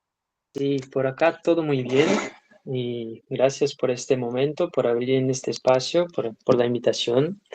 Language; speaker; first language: Spanish; non-native, fluent; Portuguese